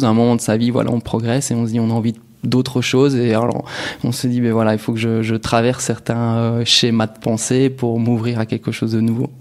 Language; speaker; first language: French; native; French